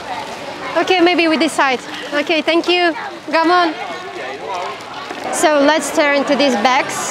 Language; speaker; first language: English; non-native, learner; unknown